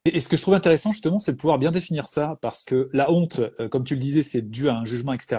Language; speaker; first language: French; native; French